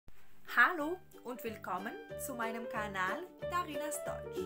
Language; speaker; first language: German; non-native, fluent; Ukrainian